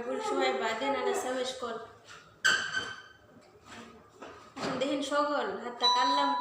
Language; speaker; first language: Arabic; non-native, learner; Bangla